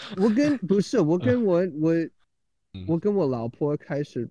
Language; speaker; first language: Chinese; non-native, learner; English